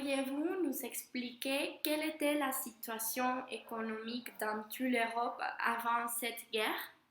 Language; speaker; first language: French; non-native, learner; Spanish